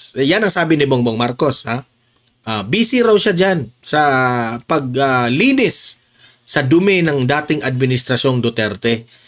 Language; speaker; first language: Filipino; non-native, local second language; Cebuano